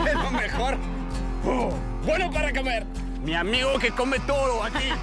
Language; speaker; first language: Spanish; non-native, learner; French